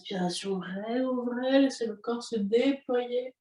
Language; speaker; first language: French; native; French